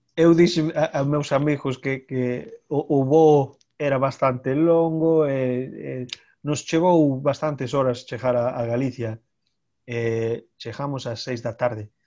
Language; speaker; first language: Galician; native; Galician